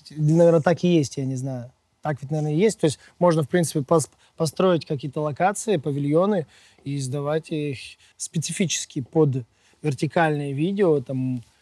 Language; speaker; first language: Russian; native; Russian